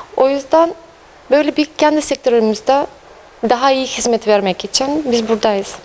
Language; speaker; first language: Turkish; non-native, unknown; Russian